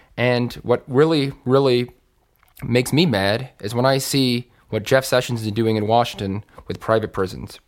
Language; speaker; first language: English; native; English